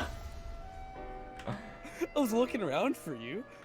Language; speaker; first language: English; native; English